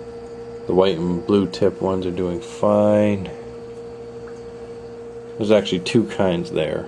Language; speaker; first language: English; native; English